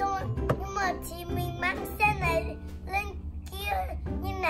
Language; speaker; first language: Vietnamese; early bilingual, heritage; Vietnamese